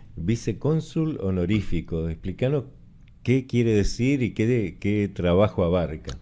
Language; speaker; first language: Spanish; native; Spanish